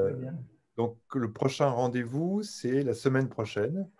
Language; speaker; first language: French; native; French